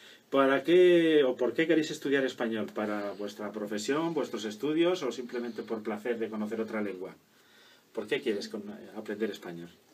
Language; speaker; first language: Spanish; native; Spanish